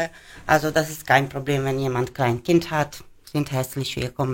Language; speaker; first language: German; non-native, learner; Hungarian